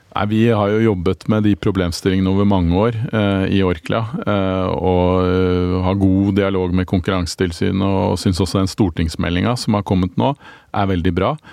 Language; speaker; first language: Norwegian; native; Norwegian